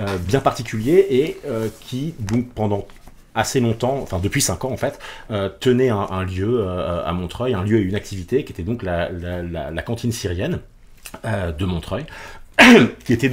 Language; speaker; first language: French; native; French